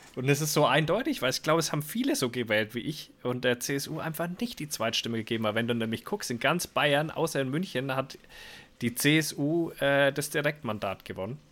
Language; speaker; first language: German; native; German